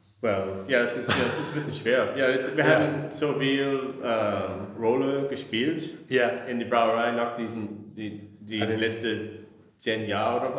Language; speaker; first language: German; non-native, learner; English